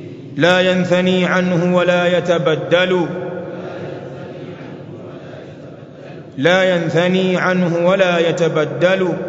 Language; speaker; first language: Arabic; non-native, fluent; Swahili